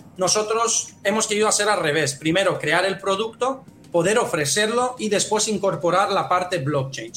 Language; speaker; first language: Spanish; non-native, fluent; Romanian